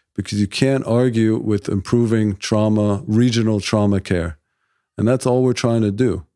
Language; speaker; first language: English; native; English